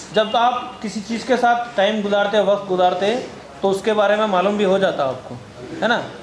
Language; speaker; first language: Hindi; native; Hindi